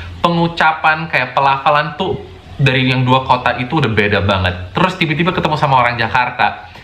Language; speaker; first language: Indonesian; non-native, fluent; English